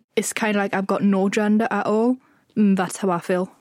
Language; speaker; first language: English; native; English